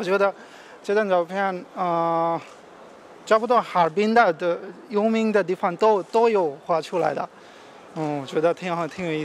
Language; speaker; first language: Chinese; non-native, fluent; Bangla